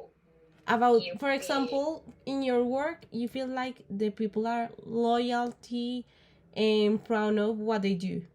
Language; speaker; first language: English; non-native, learner; Spanish